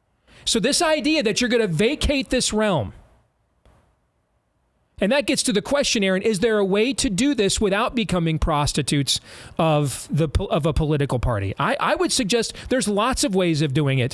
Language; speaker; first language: English; native; English